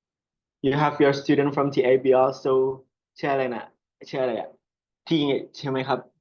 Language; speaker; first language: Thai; non-native, learner; Indonesian